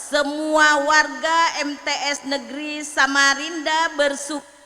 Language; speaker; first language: Indonesian; native; Indonesian